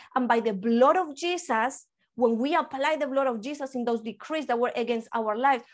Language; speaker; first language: English; early bilingual, other home language; Spanish